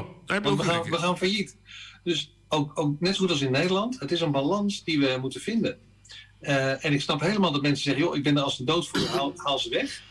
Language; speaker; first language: Dutch; native; Dutch